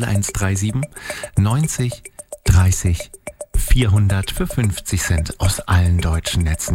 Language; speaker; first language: German; native; German